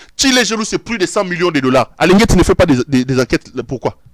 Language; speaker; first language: French; non-native, local second language; Lingala